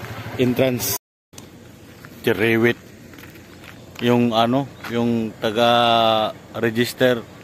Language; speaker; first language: Filipino; early bilingual, heritage; Filipino